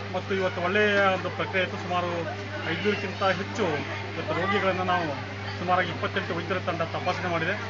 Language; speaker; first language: Kannada; non-native, local second language; Lambadi